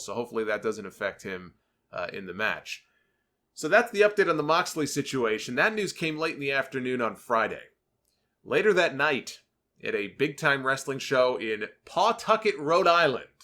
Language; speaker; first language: English; native; English